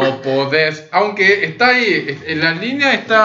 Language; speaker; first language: Spanish; early bilingual, other home language; Korean